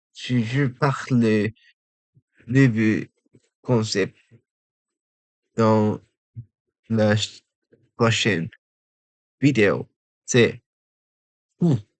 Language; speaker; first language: French; non-native, learner; Japanese